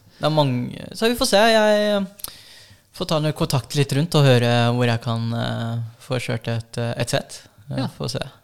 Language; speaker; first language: Norwegian; early bilingual, other home language; Filipino